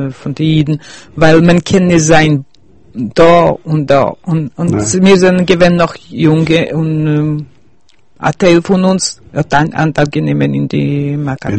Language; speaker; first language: German; early bilingual, heritage; Yiddish